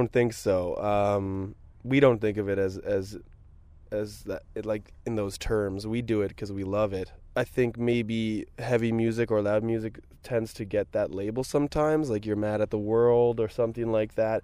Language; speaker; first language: English; native; English